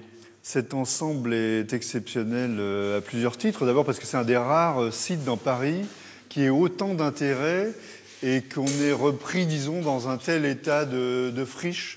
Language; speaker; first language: French; native; French